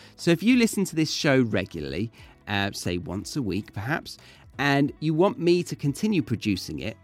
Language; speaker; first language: English; native; English